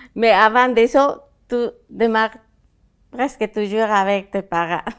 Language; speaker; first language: French; non-native, fluent; Spanish